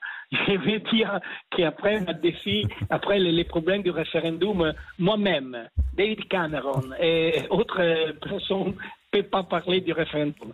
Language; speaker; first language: French; non-native, fluent; Italian